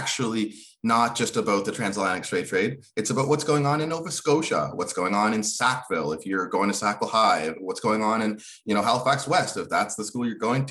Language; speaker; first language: English; early bilingual, other home language; Swahili